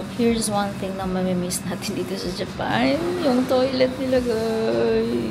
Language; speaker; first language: Filipino; native; Filipino